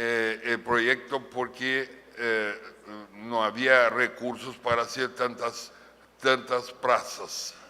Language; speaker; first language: Spanish; non-native, fluent; Portuguese